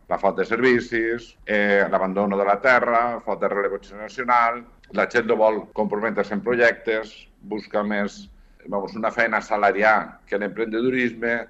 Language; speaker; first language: Catalan; native; Catalan